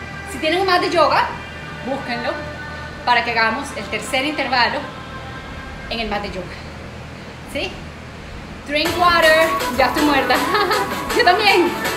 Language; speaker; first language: Spanish; native; Spanish